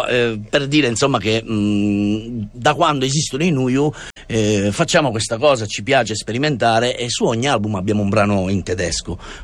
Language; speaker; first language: Italian; non-native, fluent; German